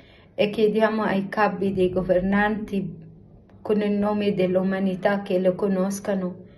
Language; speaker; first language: Italian; non-native, learner; Arabic